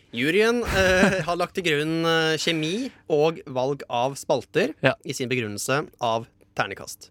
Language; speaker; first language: Norwegian; native; Norwegian